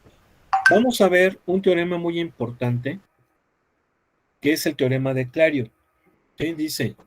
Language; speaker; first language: Spanish; native; Spanish